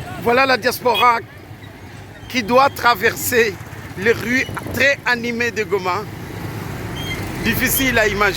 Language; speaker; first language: French; non-native, local second language; Swahili